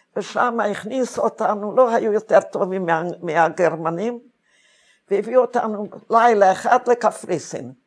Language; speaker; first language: Hebrew; non-native, fluent; Hungarian